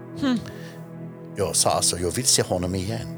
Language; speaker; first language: Swedish; non-native, fluent; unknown